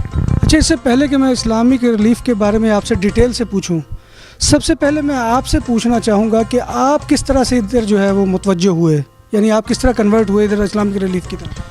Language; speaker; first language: Urdu; native; Urdu